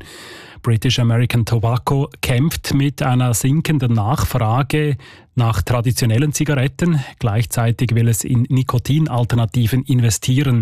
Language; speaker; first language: German; native; German